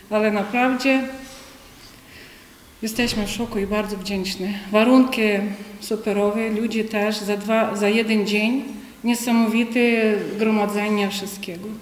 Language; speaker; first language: Polish; non-native, fluent; Ukrainian